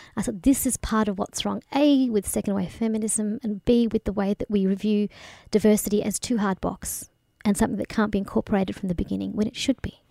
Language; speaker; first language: English; early bilingual, other home language; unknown